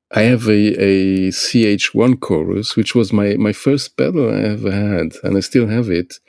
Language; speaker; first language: English; non-native, fluent; Portuguese